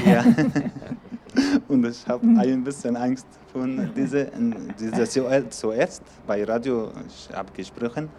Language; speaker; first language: German; non-native, learner; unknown